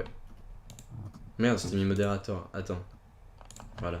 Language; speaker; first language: French; native; French